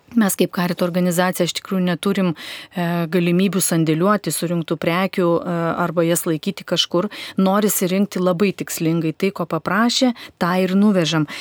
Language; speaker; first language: Lithuanian; native; Lithuanian